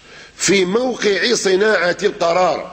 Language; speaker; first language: Arabic; native; Arabic